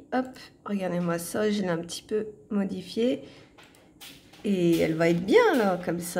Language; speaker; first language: French; native; French